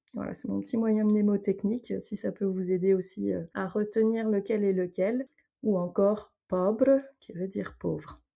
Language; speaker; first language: French; native; French